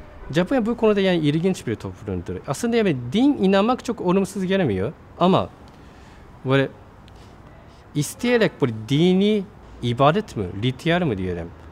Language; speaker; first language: Turkish; non-native, fluent; Japanese